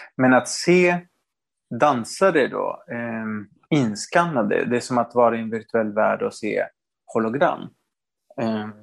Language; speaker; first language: Swedish; non-native, fluent; Spanish